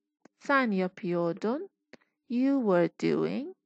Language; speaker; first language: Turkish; non-native, fluent; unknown